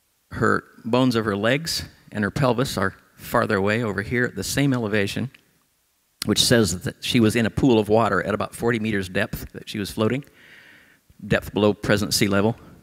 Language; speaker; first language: English; native; English